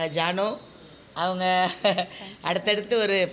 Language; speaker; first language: Tamil; native; Tamil